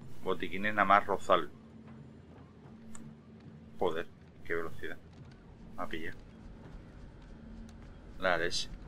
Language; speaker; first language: Spanish; native; Spanish